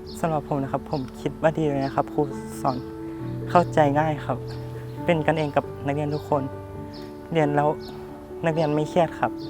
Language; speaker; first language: Thai; native; Thai